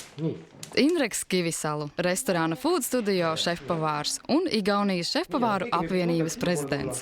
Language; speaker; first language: Latvian; native; Latvian